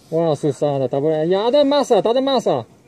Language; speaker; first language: Indonesian; non-native, learner; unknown